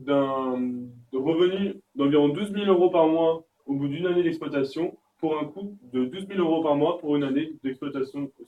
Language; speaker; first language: French; native; French